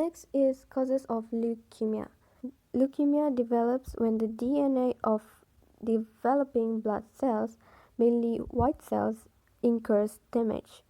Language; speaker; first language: English; non-native, local second language; Malay